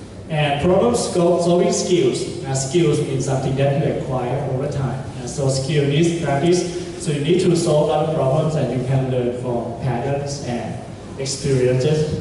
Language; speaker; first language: English; non-native, fluent; Thai